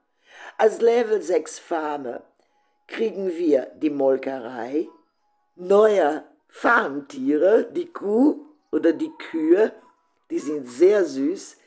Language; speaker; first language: German; non-native, fluent; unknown